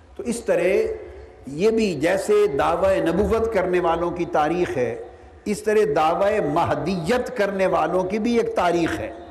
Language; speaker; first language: Urdu; non-native, local second language; Punjabi